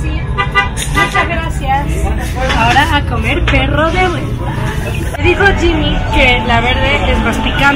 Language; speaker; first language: Spanish; non-native, fluent; French